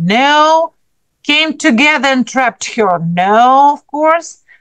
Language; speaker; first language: English; non-native, fluent; Ukrainian